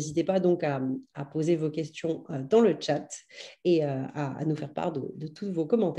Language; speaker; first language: French; native; French